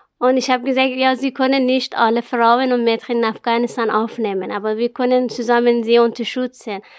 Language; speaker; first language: German; non-native, learner; Persian